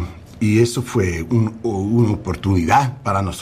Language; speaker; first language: Spanish; early bilingual, heritage; English